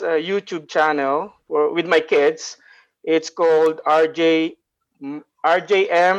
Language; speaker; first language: English; non-native, local second language; Filipino